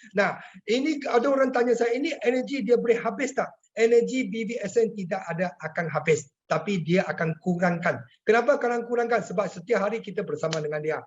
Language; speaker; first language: Malay; non-native, local second language; Chinese